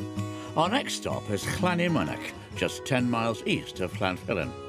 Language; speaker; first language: English; native; English